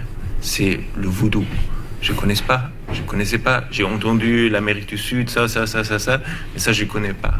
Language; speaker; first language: French; non-native, learner; German